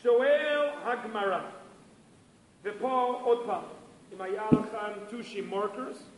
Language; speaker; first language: Hebrew; non-native, fluent; English